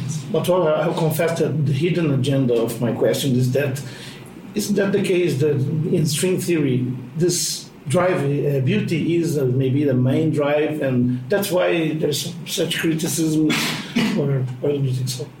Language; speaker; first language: English; non-native, fluent; Portuguese